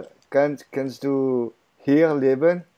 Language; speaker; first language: German; non-native, learner; French